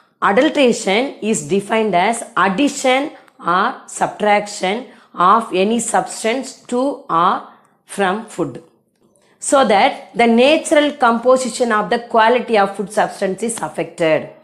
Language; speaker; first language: English; non-native, local second language; Tamil